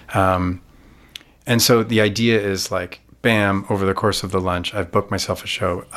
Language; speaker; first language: English; native; English